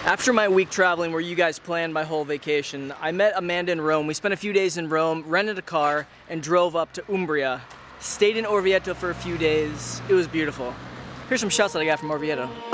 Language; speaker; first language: English; native; English